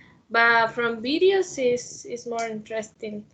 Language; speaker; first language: English; non-native, learner; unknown